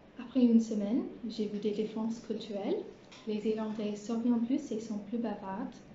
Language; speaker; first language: French; non-native, learner; Cantonese